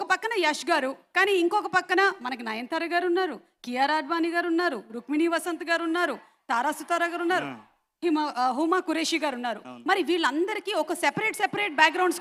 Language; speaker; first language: Telugu; native; Telugu